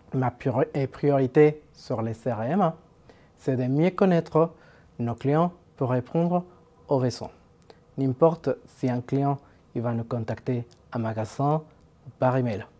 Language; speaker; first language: French; non-native, fluent; Spanish